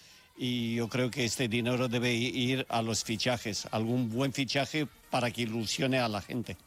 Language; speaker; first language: Spanish; native; Spanish